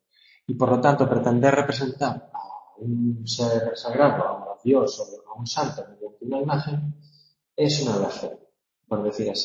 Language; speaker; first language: Spanish; native; Spanish